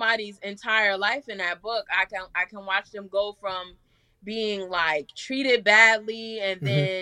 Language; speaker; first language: English; native; English